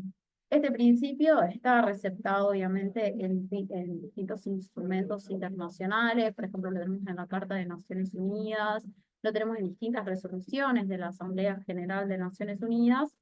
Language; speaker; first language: Spanish; native; Spanish